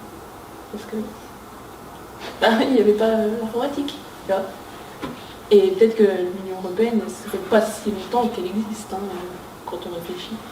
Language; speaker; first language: French; native; French